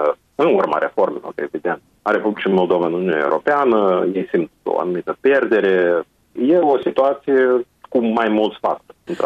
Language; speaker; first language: Romanian; native; Romanian